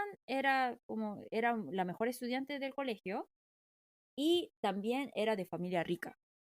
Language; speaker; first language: Spanish; non-native, fluent; Korean